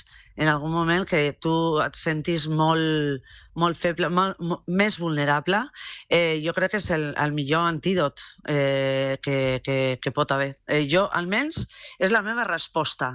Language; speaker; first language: Catalan; non-native, local second language; Spanish